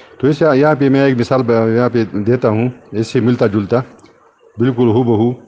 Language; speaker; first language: Urdu; non-native, local second language; Pashto